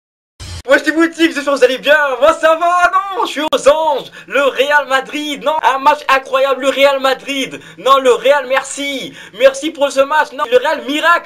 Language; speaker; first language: French; native; French